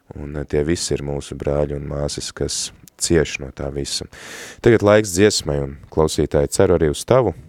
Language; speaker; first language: Latvian; native; Latvian